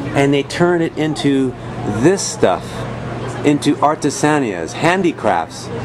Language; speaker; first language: English; native; English